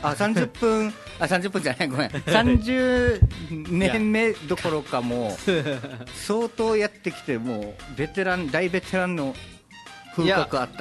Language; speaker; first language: Japanese; native; Japanese